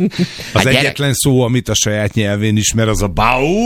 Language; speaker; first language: Hungarian; native; Hungarian